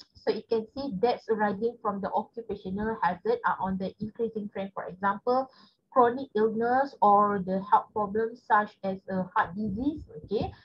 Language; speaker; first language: English; non-native, local second language; Malay